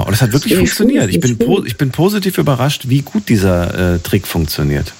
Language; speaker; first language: German; native; German